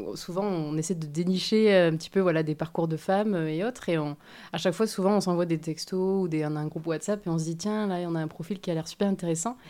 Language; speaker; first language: French; native; French